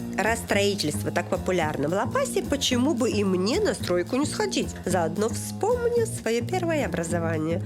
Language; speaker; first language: Russian; native; Russian